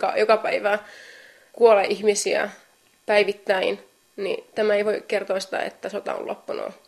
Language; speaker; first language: Finnish; non-native, fluent; Kurdish